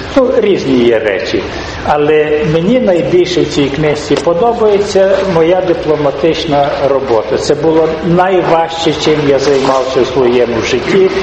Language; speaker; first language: Ukrainian; native; Ukrainian